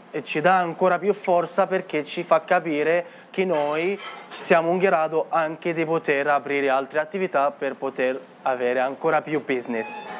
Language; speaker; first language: Italian; non-native, fluent; Arabic